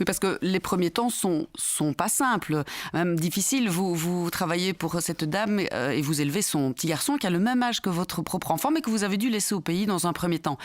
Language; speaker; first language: French; native; French